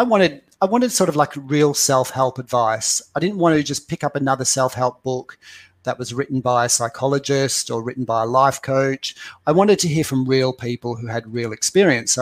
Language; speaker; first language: English; native; English